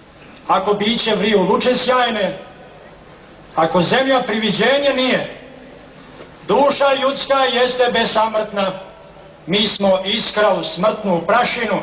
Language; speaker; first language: Serbian; native; Serbian